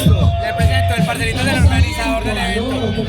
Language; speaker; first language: Spanish; native; Spanish